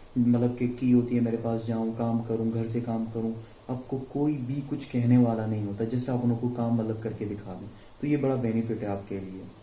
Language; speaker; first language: Urdu; non-native, local second language; Sindhi